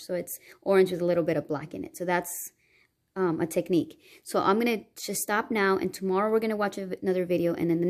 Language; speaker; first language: English; native; English